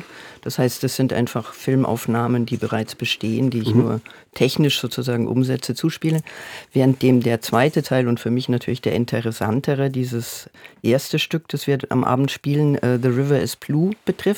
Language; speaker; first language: German; native; German